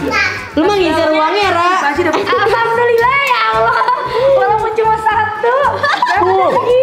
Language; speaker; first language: Indonesian; native; Indonesian